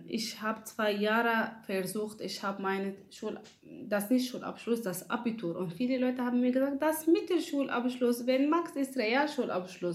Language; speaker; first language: German; non-native, learner; Arabic